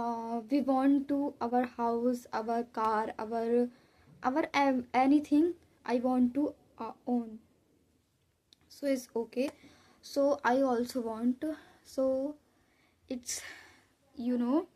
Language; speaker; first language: English; non-native, learner; Hindi